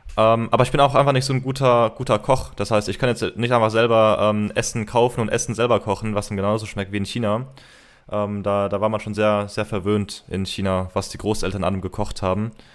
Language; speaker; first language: German; early bilingual, heritage; German